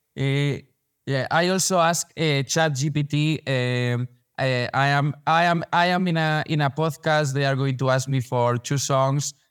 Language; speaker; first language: English; non-native, learner; Spanish